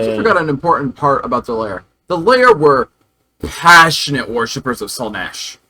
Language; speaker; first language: English; native; English